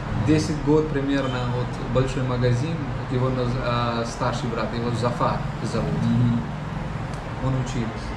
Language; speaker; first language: Russian; non-native, learner; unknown